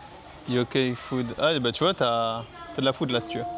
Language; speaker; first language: French; native; French